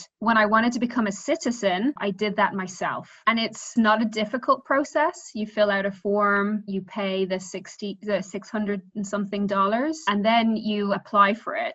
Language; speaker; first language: English; native; English